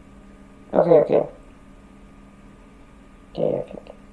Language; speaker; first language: English; non-native, learner; Portuguese